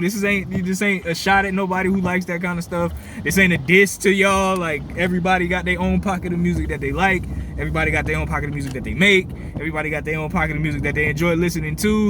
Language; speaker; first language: English; native; English